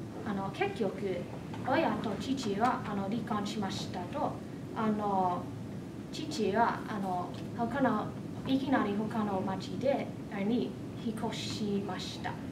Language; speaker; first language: Japanese; non-native, fluent; English